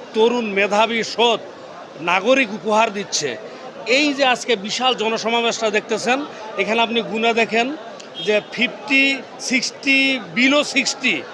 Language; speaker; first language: Bangla; native; Bangla